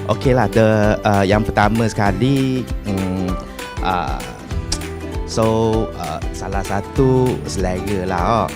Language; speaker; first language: Malay; native; Malay